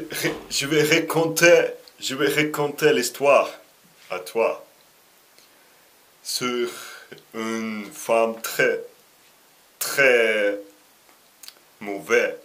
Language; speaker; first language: French; non-native, learner; Russian